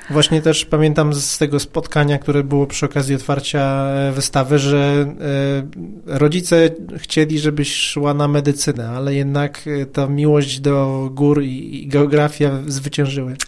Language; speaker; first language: Polish; native; Polish